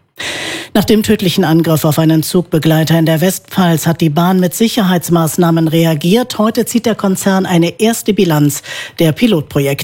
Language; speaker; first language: German; native; German